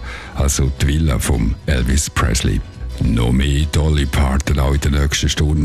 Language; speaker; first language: German; native; German